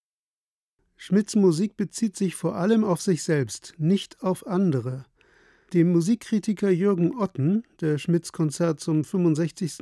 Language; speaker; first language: German; native; German